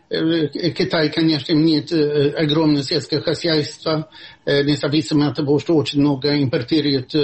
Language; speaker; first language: Russian; non-native, fluent; Swedish